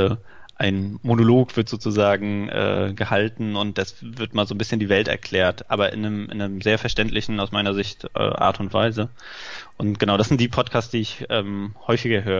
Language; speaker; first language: German; native; German